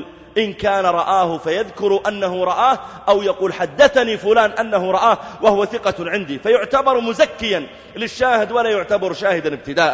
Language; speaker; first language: Arabic; native; Arabic